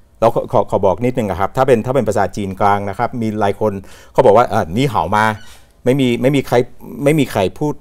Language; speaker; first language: Thai; non-native, fluent; English